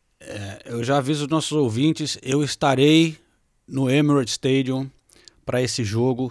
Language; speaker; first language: Portuguese; native; Portuguese